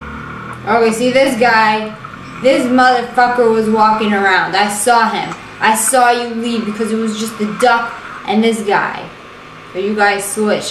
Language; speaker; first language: English; native; English